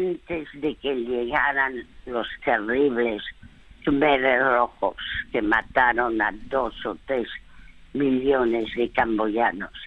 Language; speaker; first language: Spanish; early bilingual, other home language; French